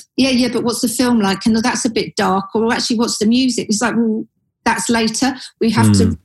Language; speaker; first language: English; native; English